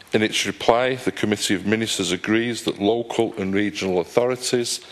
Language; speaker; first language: English; native; English